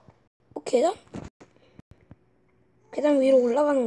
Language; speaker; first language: Korean; native; Korean